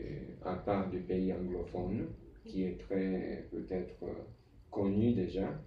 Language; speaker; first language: French; non-native, fluent; Spanish